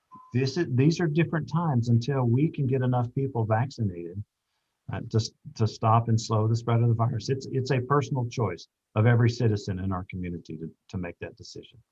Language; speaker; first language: English; native; English